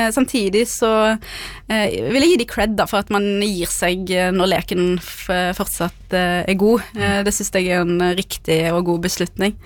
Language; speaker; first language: Norwegian; early bilingual, other home language; Arabic